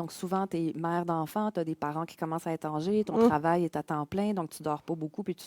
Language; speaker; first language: French; native; French